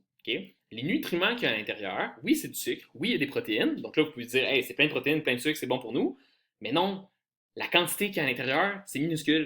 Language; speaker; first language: French; native; French